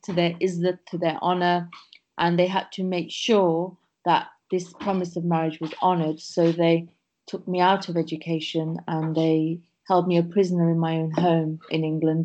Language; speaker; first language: English; native; English